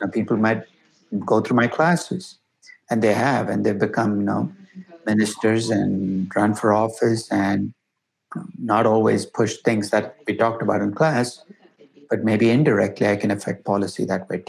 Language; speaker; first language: English; non-native, local second language; Tamil